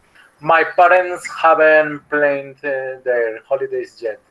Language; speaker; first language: English; non-native, learner; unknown